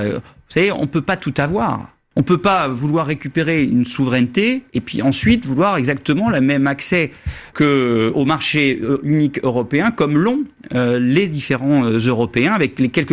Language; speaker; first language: French; native; French